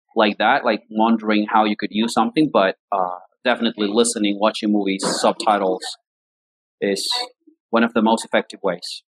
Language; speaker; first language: English; non-native, fluent; Spanish